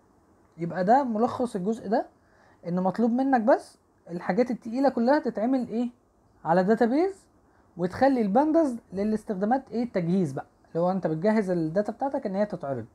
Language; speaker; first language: Arabic; native; Arabic